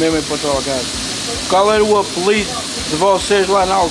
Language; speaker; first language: Portuguese; native; Portuguese